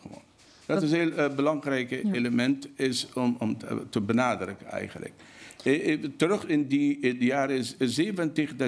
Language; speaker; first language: Dutch; non-native, fluent; Persian